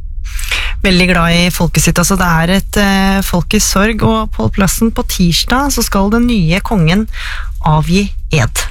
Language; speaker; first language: Norwegian; native; Norwegian